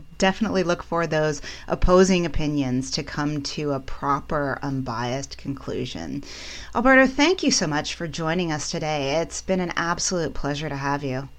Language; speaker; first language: English; native; English